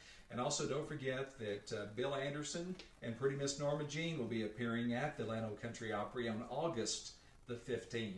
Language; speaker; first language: English; native; English